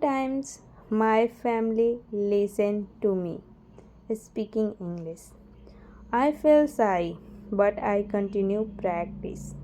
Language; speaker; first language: English; non-native, learner; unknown